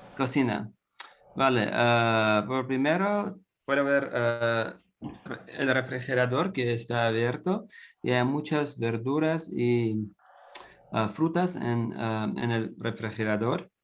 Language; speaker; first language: Spanish; non-native, learner; English